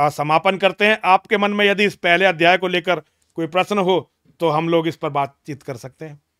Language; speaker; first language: Hindi; native; Hindi